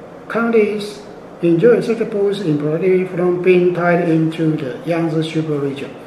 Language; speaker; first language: English; non-native, fluent; Chinese